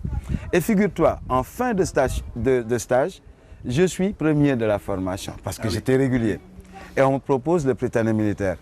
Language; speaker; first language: French; non-native, local second language; Wolof